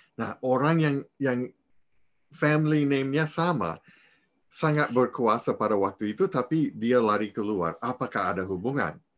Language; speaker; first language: Indonesian; non-native, fluent; English